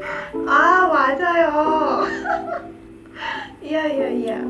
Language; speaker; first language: Korean; non-native, learner; Indonesian